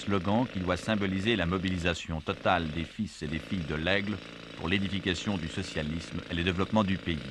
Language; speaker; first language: French; native; French